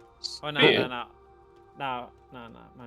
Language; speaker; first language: Welsh; native; Welsh